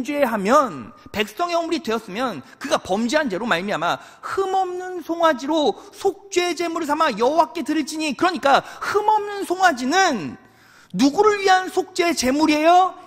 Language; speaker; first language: Korean; native; Korean